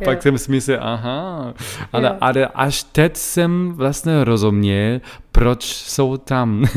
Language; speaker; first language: Czech; non-native, learner; German